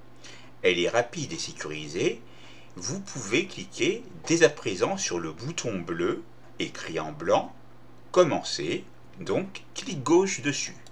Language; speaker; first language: French; native; French